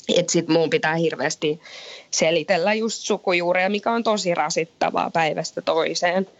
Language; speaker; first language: Finnish; early bilingual, heritage; Finnish